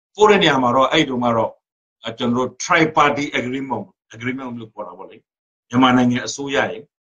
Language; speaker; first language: Burmese; non-native, local second language; Rohingya